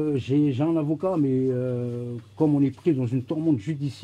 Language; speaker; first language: French; early bilingual, other home language; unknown